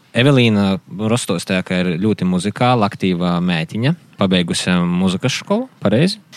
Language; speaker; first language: Latvian; native; Latvian